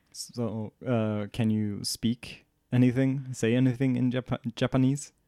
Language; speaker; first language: English; non-native, fluent; Swedish